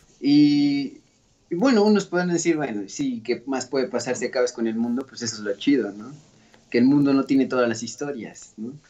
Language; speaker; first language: Spanish; native; Spanish